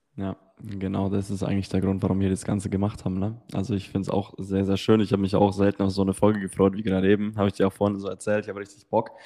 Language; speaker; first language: German; native; German